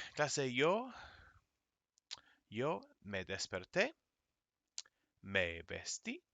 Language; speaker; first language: Spanish; non-native, fluent; English